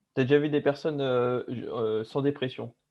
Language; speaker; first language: French; native; French